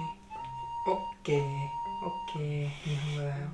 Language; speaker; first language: Japanese; non-native, learner; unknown